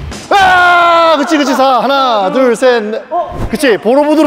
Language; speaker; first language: Korean; native; Korean